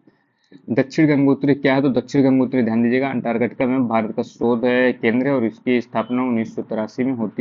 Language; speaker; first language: Hindi; native; Hindi